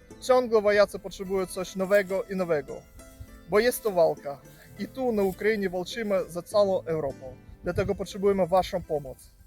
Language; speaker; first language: Polish; non-native, fluent; Ukrainian